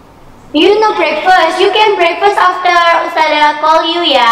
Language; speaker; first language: English; non-native, learner; Indonesian